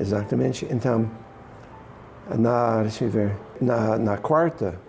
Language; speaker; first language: Portuguese; non-native, fluent; English